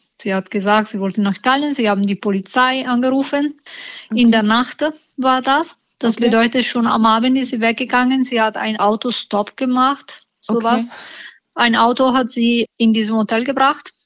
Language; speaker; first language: German; non-native, learner; Italian